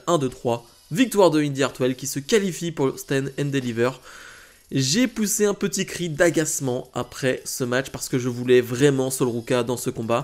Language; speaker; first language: French; native; French